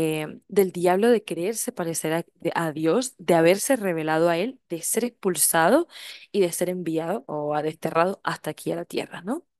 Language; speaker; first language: Spanish; native; Spanish